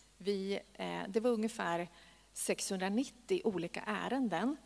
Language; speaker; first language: Swedish; native; Swedish